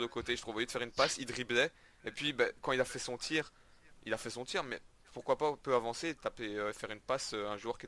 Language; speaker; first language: French; native; French